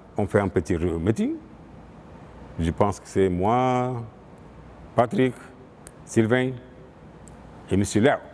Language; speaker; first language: French; non-native, fluent; Portuguese